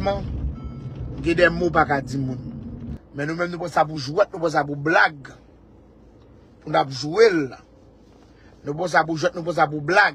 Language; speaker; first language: French; non-native, local second language; Haitian Creole